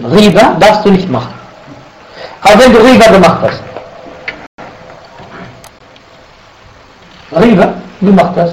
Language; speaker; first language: German; non-native, fluent; Arabic